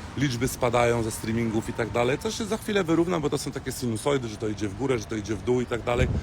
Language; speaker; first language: Polish; early bilingual, heritage; Polish